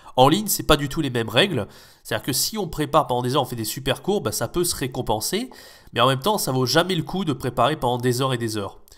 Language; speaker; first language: French; native; French